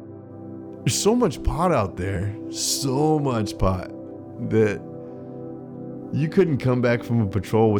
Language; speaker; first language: English; native; English